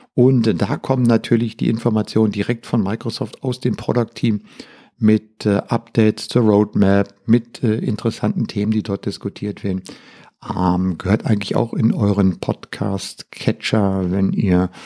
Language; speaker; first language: German; native; German